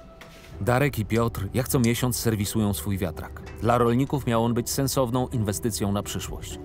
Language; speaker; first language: Polish; native; Polish